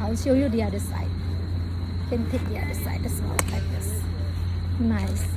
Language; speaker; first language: English; non-native, fluent; Indonesian